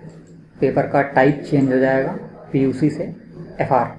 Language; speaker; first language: Hindi; native; Hindi